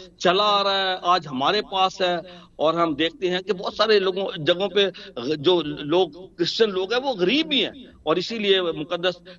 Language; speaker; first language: Urdu; non-native, local second language; Punjabi